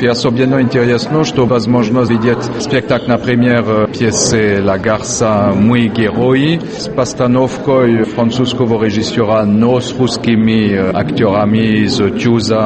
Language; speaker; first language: Russian; non-native, fluent; French